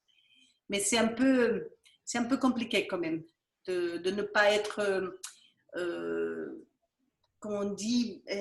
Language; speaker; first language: French; non-native, fluent; Spanish